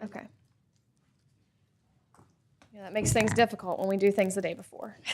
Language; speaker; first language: English; native; English